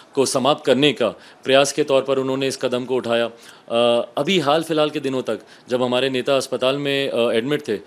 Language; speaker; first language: Hindi; native; Hindi